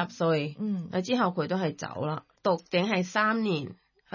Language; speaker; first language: Cantonese; non-native, learner; Thai